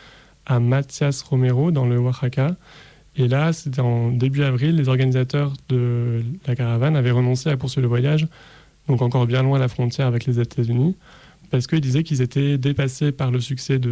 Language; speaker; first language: French; native; French